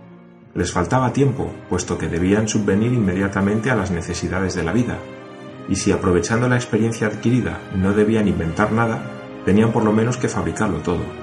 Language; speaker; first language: Spanish; native; Spanish